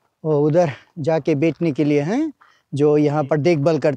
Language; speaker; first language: Hindi; non-native, fluent; Bangla